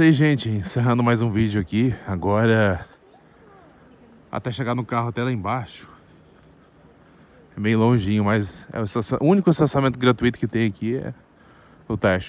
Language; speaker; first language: Portuguese; native; Portuguese